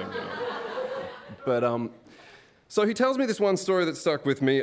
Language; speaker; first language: English; native; English